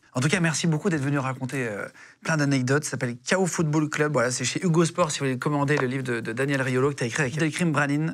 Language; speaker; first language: French; native; French